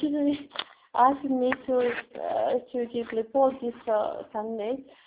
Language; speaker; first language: English; non-native, learner; Japanese